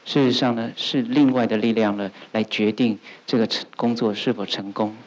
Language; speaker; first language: Chinese; native; Chinese